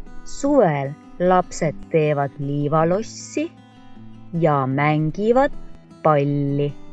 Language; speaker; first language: Estonian; non-native, local second language; Russian